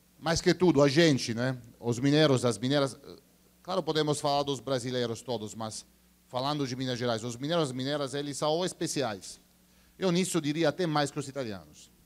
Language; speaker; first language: Portuguese; non-native, fluent; Italian